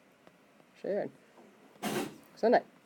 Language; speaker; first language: German; non-native, fluent; English